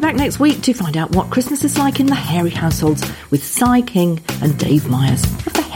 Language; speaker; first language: English; native; English